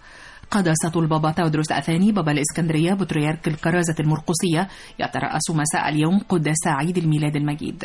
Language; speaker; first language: Arabic; native; Arabic